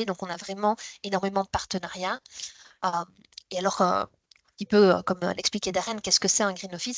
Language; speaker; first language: French; native; French